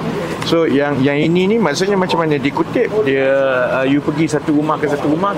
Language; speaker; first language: Malay; native; Malay